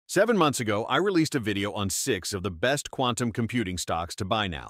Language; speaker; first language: English; native; English